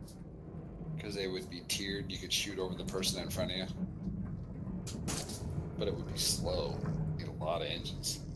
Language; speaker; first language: English; native; English